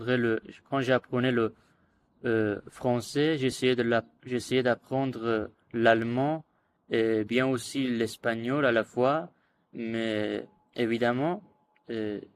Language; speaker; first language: French; non-native, learner; Azerbaijani